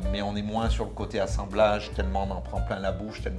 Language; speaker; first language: French; native; French